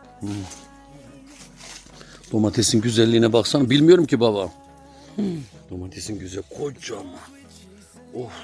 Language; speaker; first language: Turkish; native; Turkish